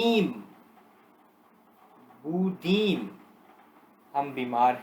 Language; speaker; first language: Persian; non-native, fluent; Urdu